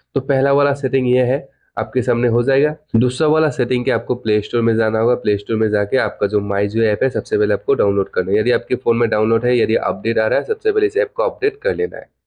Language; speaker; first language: Hindi; non-native, local second language; Assamese